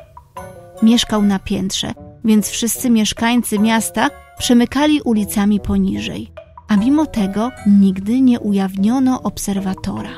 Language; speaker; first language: Polish; native; Polish